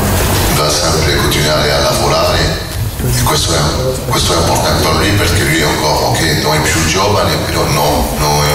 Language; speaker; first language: Italian; non-native, learner; French